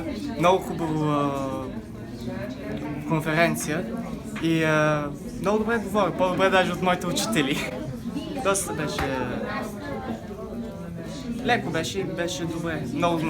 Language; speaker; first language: Bulgarian; early bilingual, heritage; Bulgarian